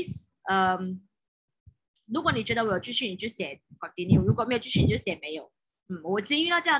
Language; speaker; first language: Chinese; native; Chinese